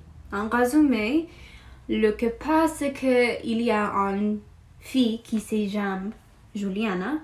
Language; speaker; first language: French; non-native, learner; English